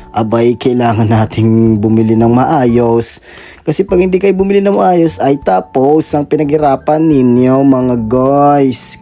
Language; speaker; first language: Filipino; native; Filipino